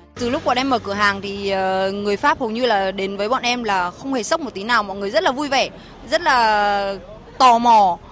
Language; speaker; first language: Vietnamese; native; Vietnamese